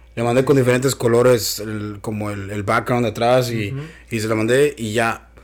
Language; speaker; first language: Spanish; native; Spanish